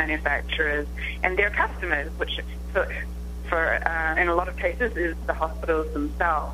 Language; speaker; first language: English; native; English